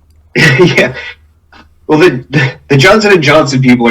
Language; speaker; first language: English; native; English